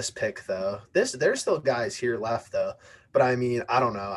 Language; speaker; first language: English; native; English